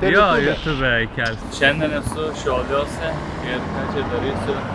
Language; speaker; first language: Lithuanian; non-native, learner; Turkish